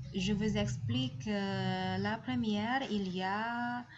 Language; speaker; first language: French; non-native, fluent; Indonesian